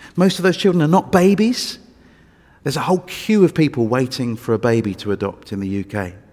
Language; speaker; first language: English; native; English